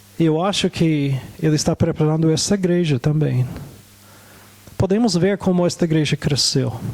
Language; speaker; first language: Portuguese; non-native, fluent; English